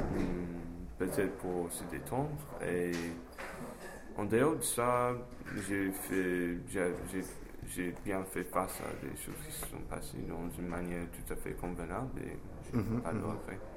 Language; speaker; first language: French; non-native, fluent; English